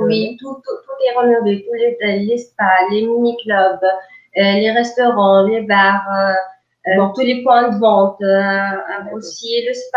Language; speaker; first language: French; non-native, local second language; Arabic